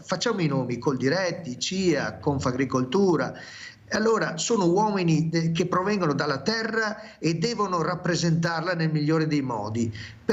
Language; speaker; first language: Italian; native; Italian